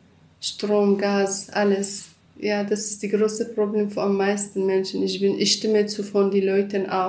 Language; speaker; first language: German; non-native, learner; Central Kurdish